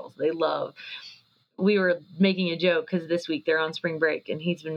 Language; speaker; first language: English; native; English